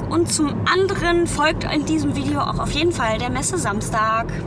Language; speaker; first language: German; native; German